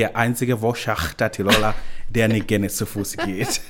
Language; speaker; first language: German; non-native, learner; Swahili